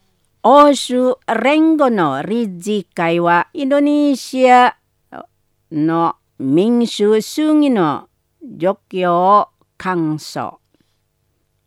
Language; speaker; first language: Japanese; non-native, learner; Indonesian